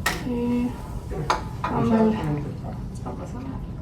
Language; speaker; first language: Spanish; early bilingual, other home language; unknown